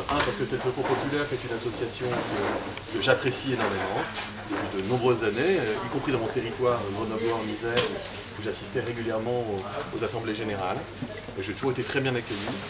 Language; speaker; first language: French; native; French